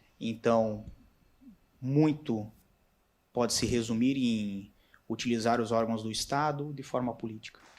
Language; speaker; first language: Portuguese; native; Portuguese